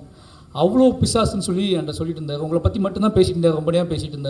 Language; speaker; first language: Tamil; native; Tamil